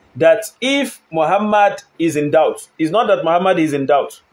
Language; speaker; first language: English; non-native, local second language; Yoruba